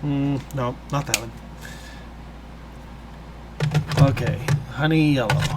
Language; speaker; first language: English; native; English